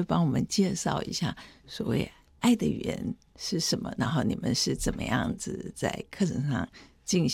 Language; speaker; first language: Chinese; native; Chinese